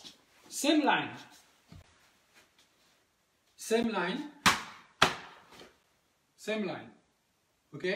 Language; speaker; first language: English; non-native, learner; French